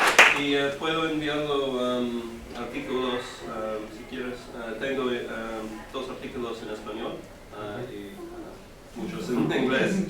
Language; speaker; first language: Spanish; non-native, learner; English